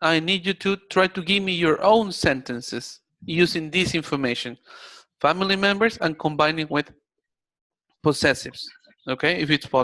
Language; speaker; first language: English; non-native, fluent; Spanish